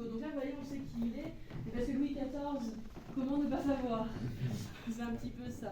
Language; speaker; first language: French; native; French